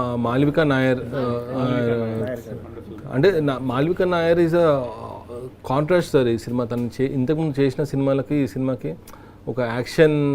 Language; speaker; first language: Telugu; native; Telugu